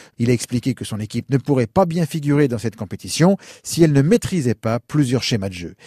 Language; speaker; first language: French; native; French